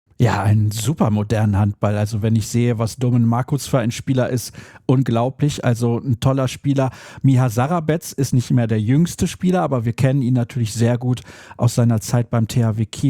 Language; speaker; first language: German; native; German